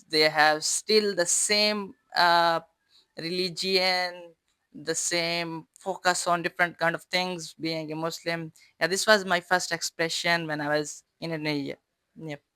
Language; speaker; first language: English; non-native, fluent; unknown